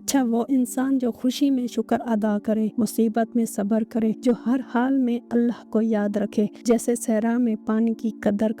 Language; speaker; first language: Hindi; native; Hindi